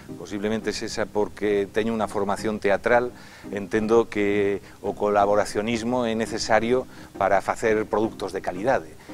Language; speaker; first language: Galician; non-native, local second language; Spanish